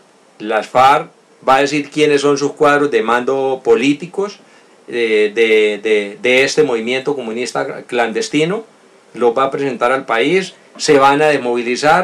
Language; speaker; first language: Spanish; native; Spanish